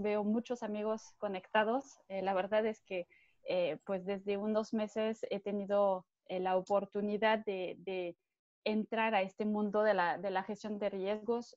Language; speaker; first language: Spanish; non-native, fluent; French